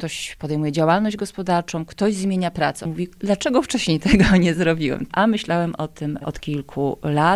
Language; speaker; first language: Polish; native; Polish